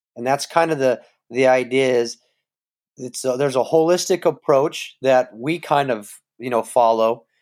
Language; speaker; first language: English; native; English